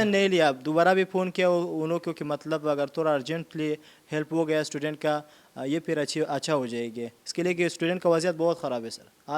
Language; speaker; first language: Hindi; non-native, learner; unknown